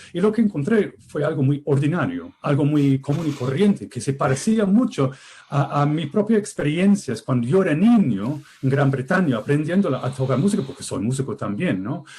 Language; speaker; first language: Spanish; non-native, fluent; English